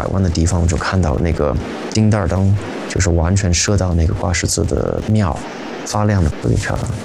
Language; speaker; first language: Chinese; non-native, fluent; English